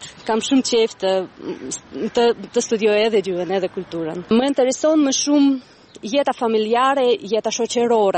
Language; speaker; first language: Albanian; non-native, fluent; Russian